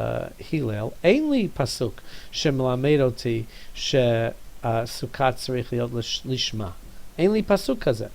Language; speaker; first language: Hebrew; non-native, fluent; English